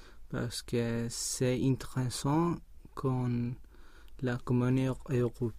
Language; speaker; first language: French; non-native, learner; Spanish